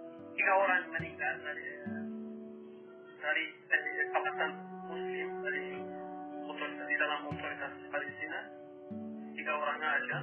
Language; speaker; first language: Indonesian; non-native, learner; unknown